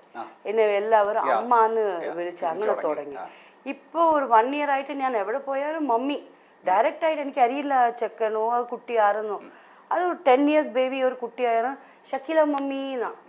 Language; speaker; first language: Malayalam; non-native, local second language; Tamil